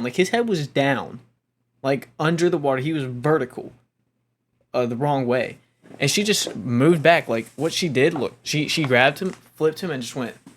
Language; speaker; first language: English; native; English